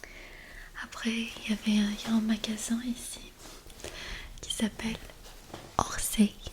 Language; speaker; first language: French; non-native, fluent; Armenian